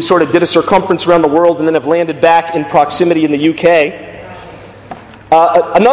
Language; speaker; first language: English; native; English